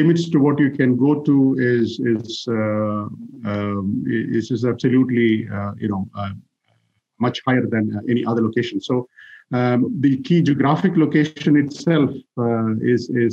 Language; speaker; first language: English; non-native, local second language; Malayalam